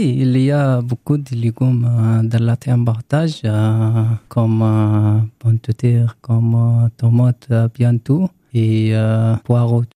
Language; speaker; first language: French; non-native, learner; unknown